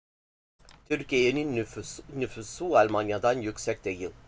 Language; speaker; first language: Turkish; non-native, learner; English